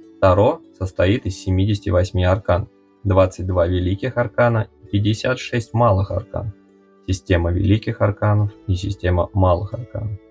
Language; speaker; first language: Russian; native; Russian